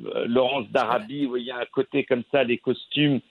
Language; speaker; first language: French; native; French